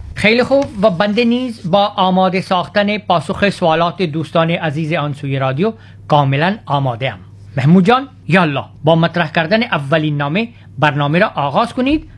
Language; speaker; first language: Persian; non-native, fluent; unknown